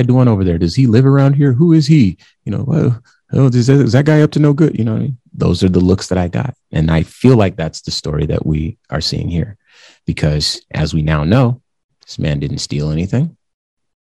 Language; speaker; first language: English; native; English